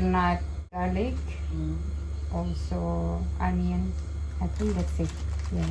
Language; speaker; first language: English; non-native, learner; Indonesian